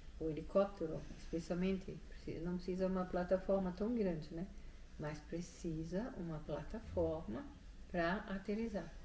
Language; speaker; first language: Portuguese; non-native, fluent; German